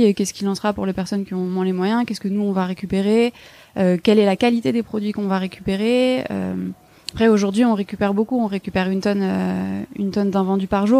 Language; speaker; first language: French; native; French